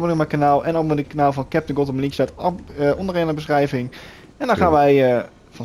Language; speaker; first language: Dutch; native; Dutch